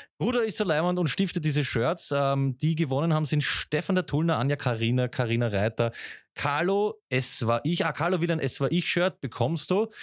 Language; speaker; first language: German; native; German